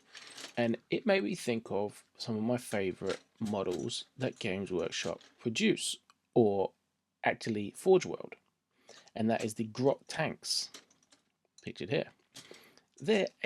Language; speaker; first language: English; native; English